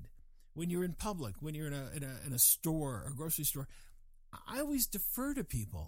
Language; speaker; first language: English; native; English